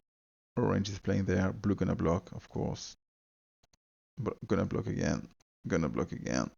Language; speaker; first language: English; non-native, fluent; French